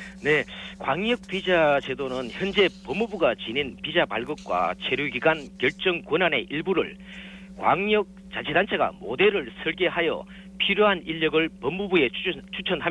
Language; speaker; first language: Korean; native; Korean